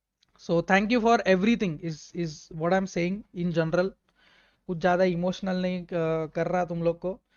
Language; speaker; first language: Hindi; native; Hindi